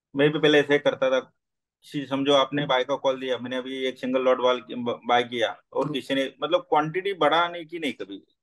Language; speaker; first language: Hindi; non-native, local second language; Gujarati